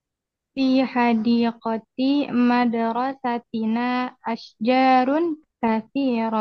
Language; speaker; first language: Arabic; non-native, learner; Indonesian